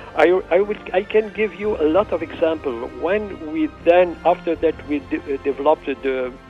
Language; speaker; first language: English; non-native, fluent; Arabic